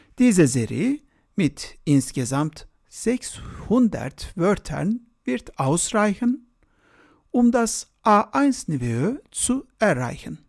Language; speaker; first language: German; non-native, fluent; Turkish